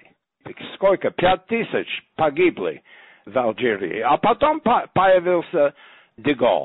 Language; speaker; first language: Russian; non-native, fluent; English